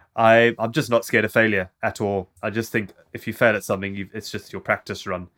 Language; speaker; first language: English; native; English